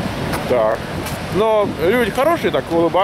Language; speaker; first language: Russian; native; Russian